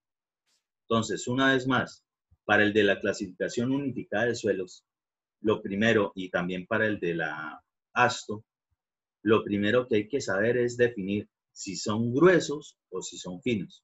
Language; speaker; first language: Spanish; native; Spanish